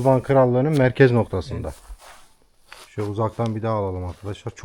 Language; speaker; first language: Turkish; native; Turkish